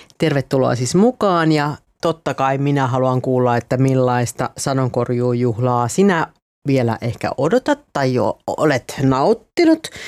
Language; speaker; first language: Finnish; native; Finnish